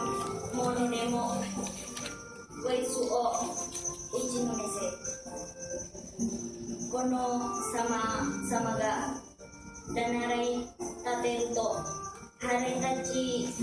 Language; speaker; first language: Japanese; non-native, learner; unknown